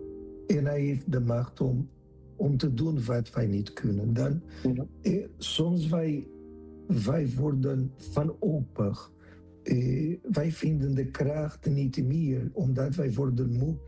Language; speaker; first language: Dutch; non-native, learner; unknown